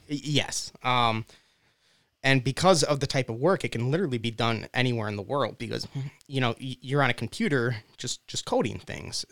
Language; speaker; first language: English; native; English